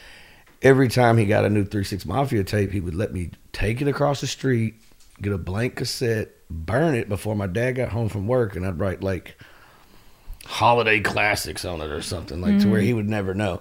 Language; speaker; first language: English; native; English